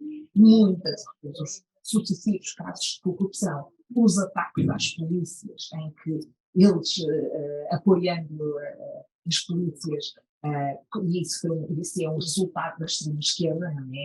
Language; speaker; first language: Portuguese; native; Portuguese